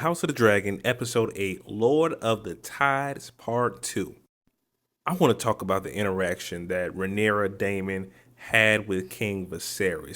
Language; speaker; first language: English; native; English